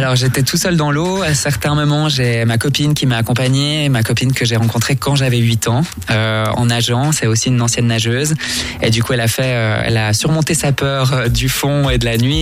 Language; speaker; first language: French; native; French